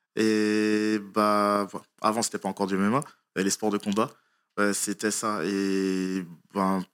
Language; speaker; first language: French; native; French